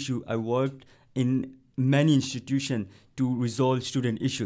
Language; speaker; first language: English; non-native, local second language; Punjabi